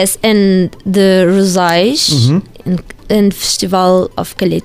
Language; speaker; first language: English; non-native, learner; Portuguese